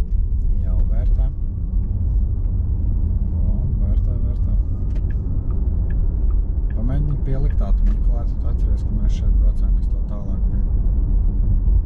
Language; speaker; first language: Latvian; native; Latvian